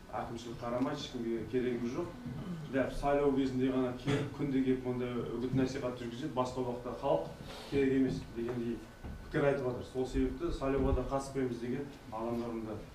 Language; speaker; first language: Kazakh; native; Kazakh